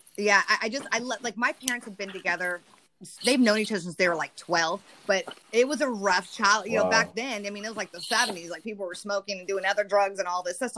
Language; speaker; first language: English; native; English